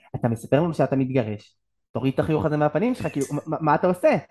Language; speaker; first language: Hebrew; native; Hebrew